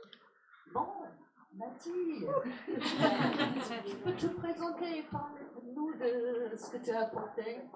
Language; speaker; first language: French; non-native, fluent; English